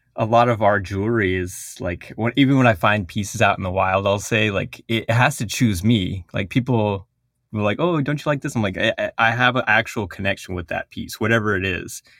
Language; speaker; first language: English; early bilingual, other home language; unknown